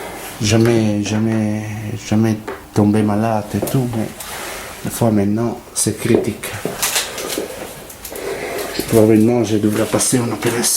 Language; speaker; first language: French; non-native, learner; Italian